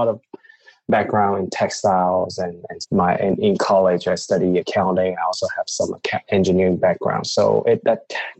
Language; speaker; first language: English; non-native, local second language; Cantonese